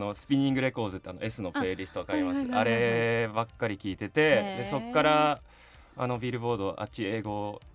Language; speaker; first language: Japanese; native; Japanese